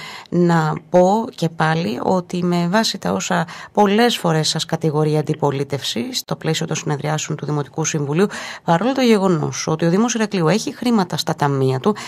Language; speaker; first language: Greek; native; Greek